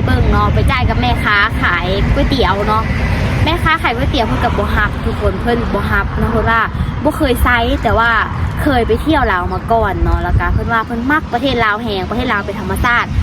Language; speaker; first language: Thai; non-native, learner; Lao